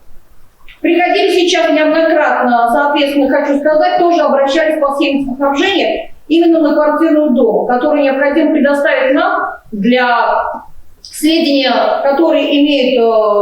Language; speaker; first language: Russian; native; Russian